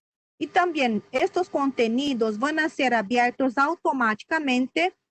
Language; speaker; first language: Spanish; non-native, fluent; Portuguese